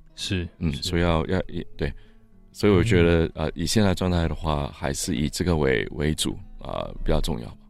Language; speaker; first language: Chinese; non-native, local second language; English